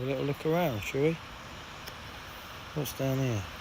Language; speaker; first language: English; native; English